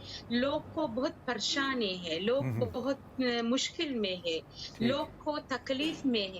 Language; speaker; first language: Hindi; non-native, learner; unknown